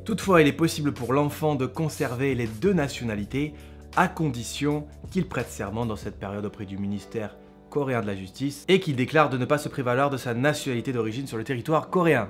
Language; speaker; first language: French; native; French